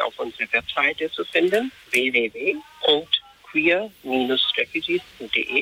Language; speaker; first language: German; non-native, fluent; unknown